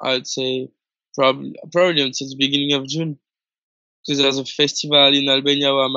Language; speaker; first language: English; non-native, fluent; French